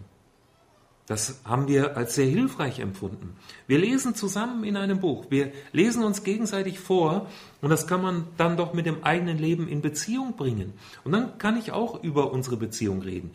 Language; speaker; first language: German; native; German